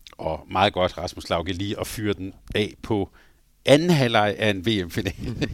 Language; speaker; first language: Danish; native; Danish